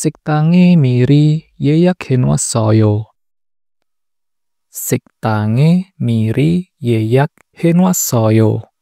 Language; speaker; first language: Korean; non-native, learner; Indonesian